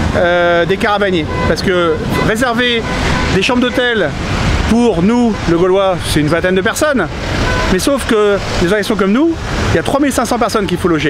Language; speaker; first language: French; native; French